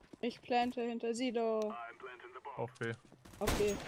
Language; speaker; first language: German; native; German